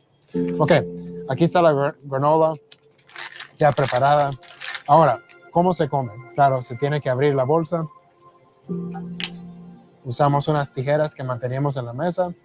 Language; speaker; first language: Spanish; early bilingual, heritage; Spanish